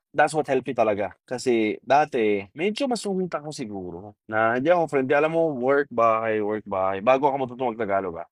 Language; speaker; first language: Filipino; non-native, fluent; Arabic